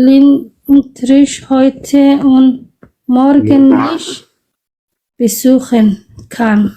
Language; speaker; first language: German; non-native, learner; Somali